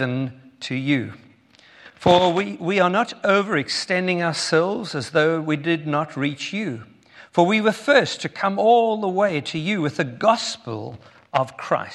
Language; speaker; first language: English; native; English